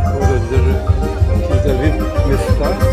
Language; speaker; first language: Russian; native; Russian